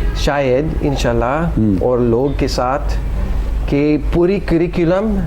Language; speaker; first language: Hindi; non-native, learner; English